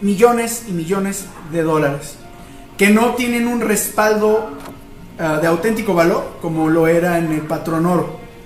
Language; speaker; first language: Spanish; native; Spanish